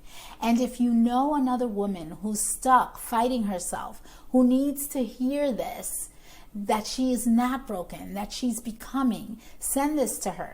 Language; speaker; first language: English; native; English